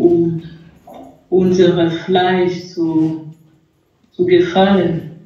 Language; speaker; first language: German; non-native, fluent; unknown